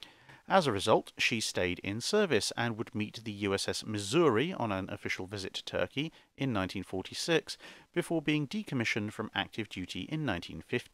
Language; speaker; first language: English; native; English